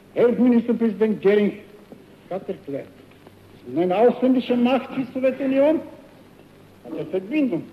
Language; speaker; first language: German; non-native, fluent; Bulgarian